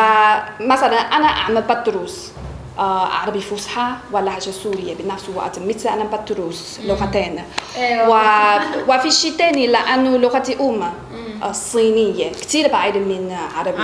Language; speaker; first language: Arabic; non-native, fluent; Chinese